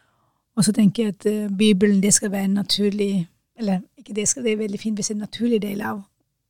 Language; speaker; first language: Norwegian; non-native, fluent; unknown